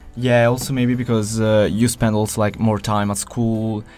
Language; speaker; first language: English; non-native, fluent; Italian